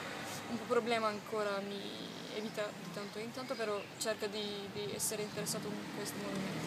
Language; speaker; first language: Italian; non-native, learner; Turkish